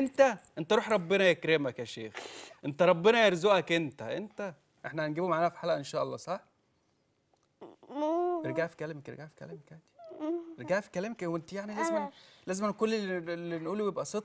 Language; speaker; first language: Arabic; native; Arabic